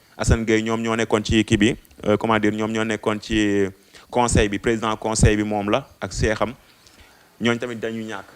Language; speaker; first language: Wolof; native; Wolof